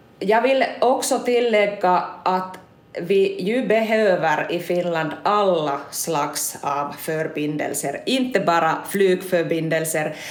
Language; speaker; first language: Swedish; non-native, local second language; Finnish